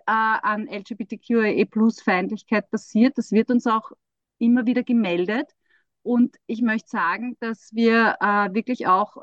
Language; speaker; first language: German; native; German